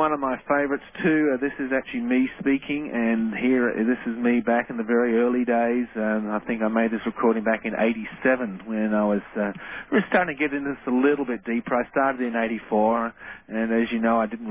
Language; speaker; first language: English; native; English